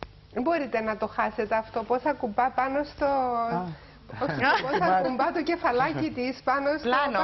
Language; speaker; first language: Greek; native; Greek